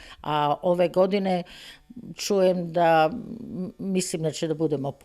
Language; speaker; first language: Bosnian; early bilingual, heritage; Serbian